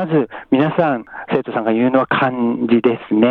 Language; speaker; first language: Japanese; native; Japanese